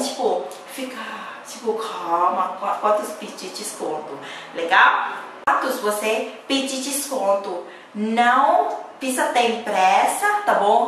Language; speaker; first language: Portuguese; non-native, learner; Thai